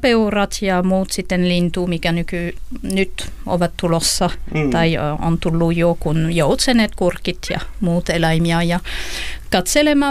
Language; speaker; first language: Finnish; non-native, learner; French